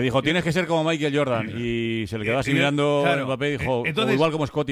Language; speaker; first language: Spanish; native; Spanish